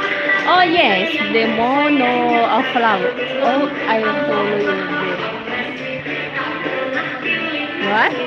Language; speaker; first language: English; non-native, learner; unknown